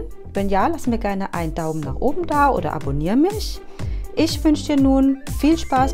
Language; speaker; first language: German; native; German